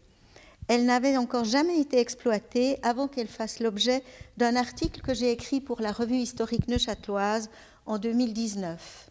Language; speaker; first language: French; native; French